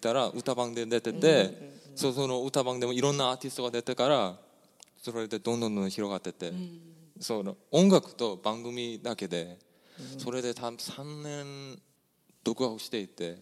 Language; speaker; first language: Japanese; non-native, fluent; Korean